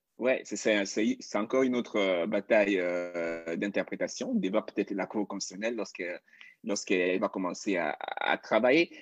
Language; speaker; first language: French; non-native, local second language; Lingala